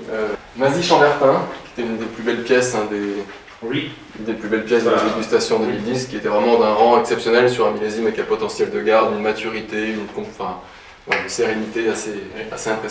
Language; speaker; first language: French; native; French